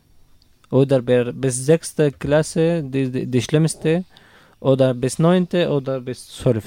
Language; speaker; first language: German; non-native, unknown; Arabic